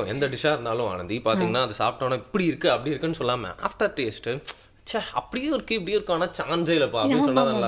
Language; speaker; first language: Tamil; native; Tamil